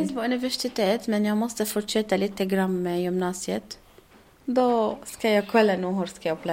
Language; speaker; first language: Swedish; non-native, learner; Arabic